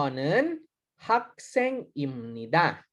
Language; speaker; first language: Korean; non-native, learner; Hiligaynon